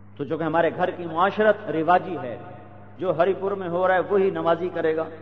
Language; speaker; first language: Urdu; non-native, local second language; Punjabi